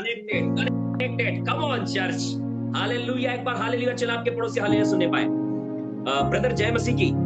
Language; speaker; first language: Hindi; native; Hindi